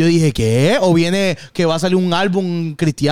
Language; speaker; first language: Spanish; native; Spanish